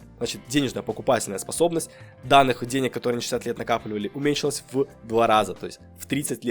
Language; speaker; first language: Russian; native; Russian